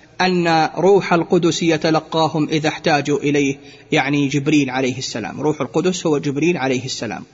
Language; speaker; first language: Arabic; native; Arabic